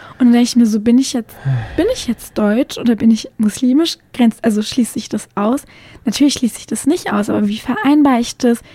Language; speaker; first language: German; native; German